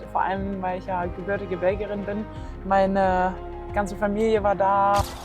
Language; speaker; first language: German; early bilingual, heritage; German